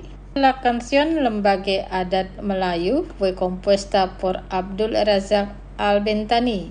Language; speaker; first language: Spanish; non-native, fluent; Indonesian